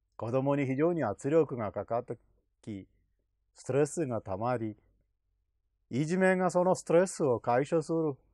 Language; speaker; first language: Japanese; non-native, fluent; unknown